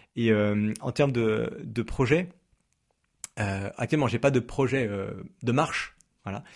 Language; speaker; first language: French; native; French